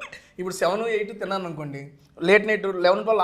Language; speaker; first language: Telugu; native; Telugu